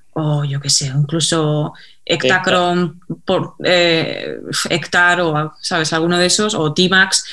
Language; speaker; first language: Spanish; native; Spanish